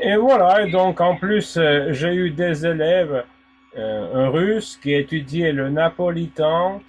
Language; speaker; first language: French; non-native, fluent; Russian